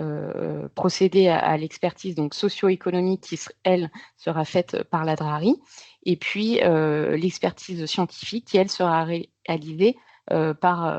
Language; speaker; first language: French; native; French